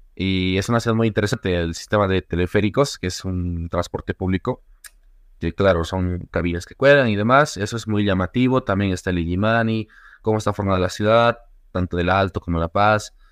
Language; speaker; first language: Spanish; native; Spanish